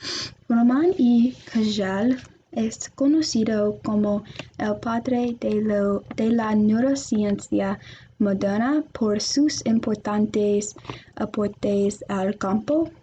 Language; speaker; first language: Spanish; non-native, learner; English